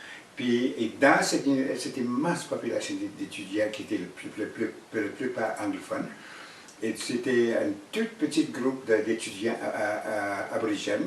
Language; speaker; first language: French; non-native, fluent; Cree